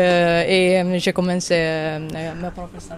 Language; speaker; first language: French; non-native, fluent; Italian